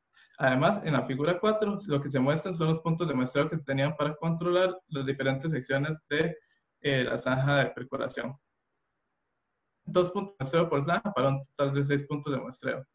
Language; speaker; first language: Spanish; native; Spanish